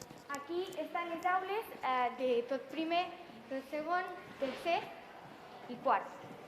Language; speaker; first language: Catalan; non-native, learner; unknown